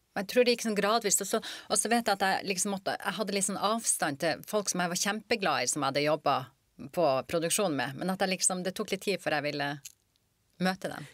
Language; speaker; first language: Norwegian; native; Norwegian